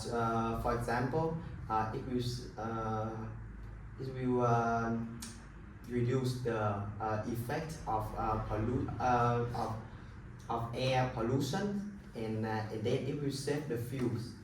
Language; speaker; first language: English; non-native, learner; Vietnamese